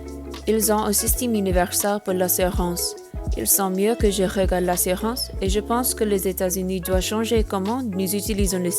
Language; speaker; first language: French; non-native, learner; English